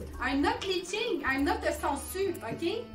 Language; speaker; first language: English; non-native, learner; French